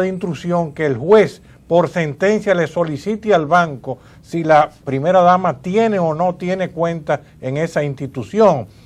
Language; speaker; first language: Spanish; native; Spanish